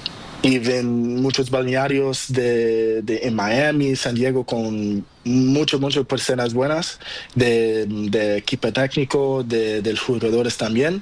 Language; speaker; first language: Spanish; non-native, learner; Portuguese